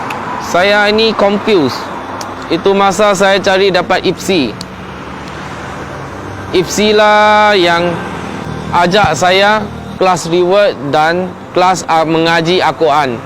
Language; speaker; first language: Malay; non-native, local second language; Chinese